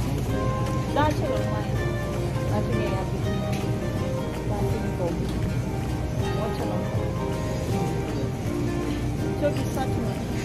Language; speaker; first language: Korean; non-native, learner; Filipino